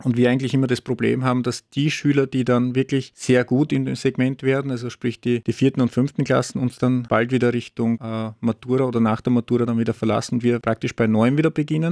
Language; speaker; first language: German; native; German